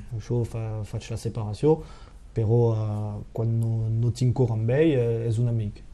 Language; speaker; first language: Catalan; non-native, local second language; French